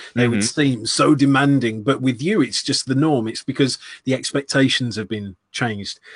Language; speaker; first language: English; native; English